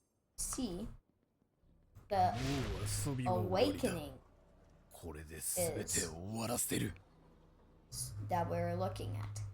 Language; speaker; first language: English; native; English